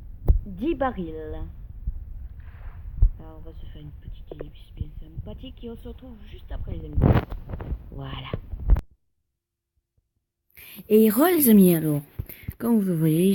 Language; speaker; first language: French; native; French